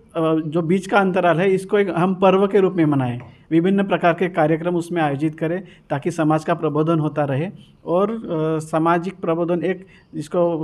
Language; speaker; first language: Hindi; non-native, local second language; Marathi